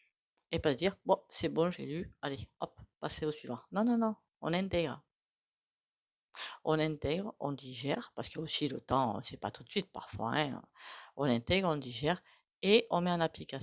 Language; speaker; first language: French; native; French